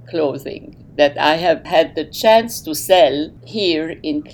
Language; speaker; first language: English; non-native, fluent; Arabic